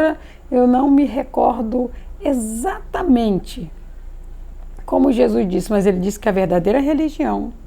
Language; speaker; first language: Portuguese; native; Portuguese